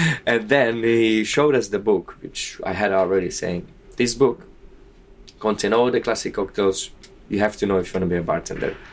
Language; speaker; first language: English; non-native, fluent; Slovak